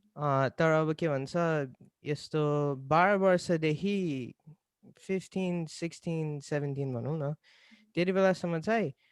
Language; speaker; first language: Nepali; early bilingual, other home language; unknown